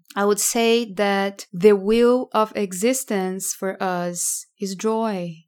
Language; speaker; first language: English; non-native, fluent; Portuguese